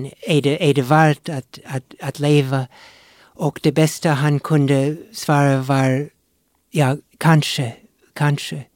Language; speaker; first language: Swedish; non-native, fluent; English